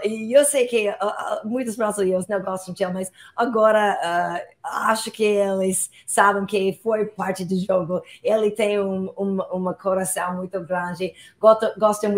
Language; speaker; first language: Portuguese; non-native, learner; English